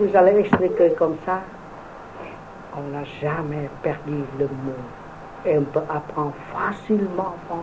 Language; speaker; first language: French; non-native, fluent; Vietnamese